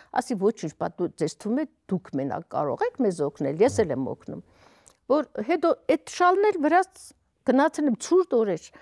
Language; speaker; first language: Armenian; native; Armenian